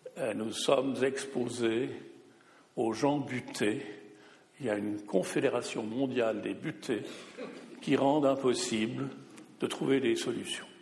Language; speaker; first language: French; non-native, local second language; German